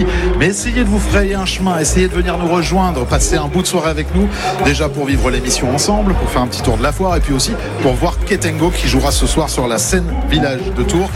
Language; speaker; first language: French; native; French